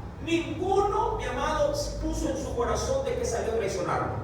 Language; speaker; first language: Spanish; native; Spanish